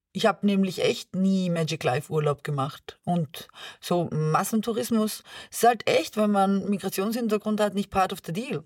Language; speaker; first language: German; early bilingual, other home language; Serbian